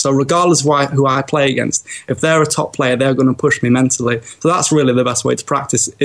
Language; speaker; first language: English; native; English